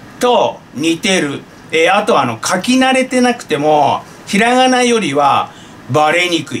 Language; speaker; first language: Japanese; native; Japanese